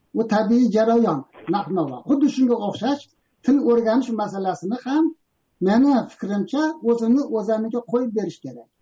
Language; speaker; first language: Uzbek; native; Uzbek